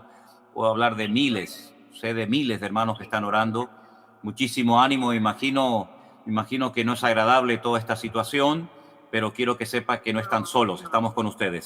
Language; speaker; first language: Spanish; native; Spanish